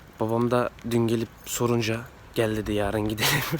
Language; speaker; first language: Turkish; native; Turkish